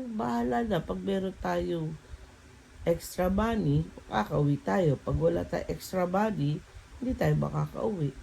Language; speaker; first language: Filipino; native; Filipino